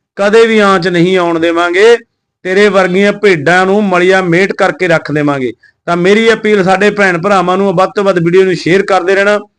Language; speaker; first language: Punjabi; native; Punjabi